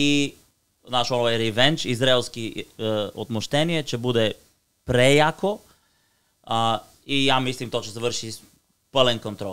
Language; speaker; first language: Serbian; non-native, learner; Bulgarian